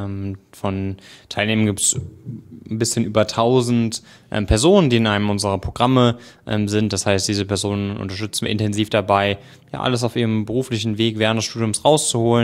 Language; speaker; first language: German; native; German